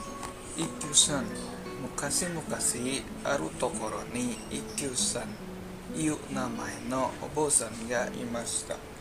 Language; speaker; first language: Japanese; non-native, learner; Indonesian